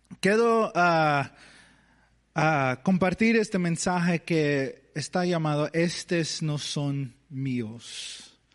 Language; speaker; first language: Spanish; early bilingual, heritage; English